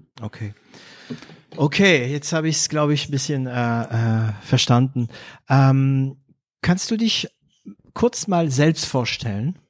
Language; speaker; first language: German; non-native, fluent; French